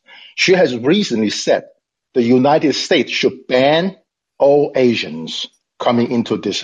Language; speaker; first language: English; non-native, fluent; Chinese